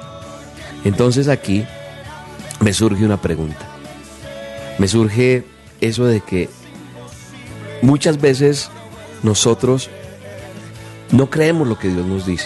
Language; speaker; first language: Spanish; native; Spanish